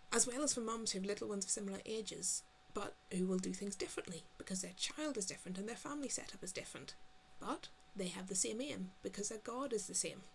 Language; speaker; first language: English; native; English